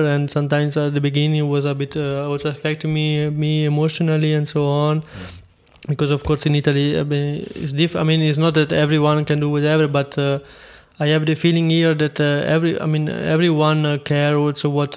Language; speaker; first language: English; non-native, fluent; Italian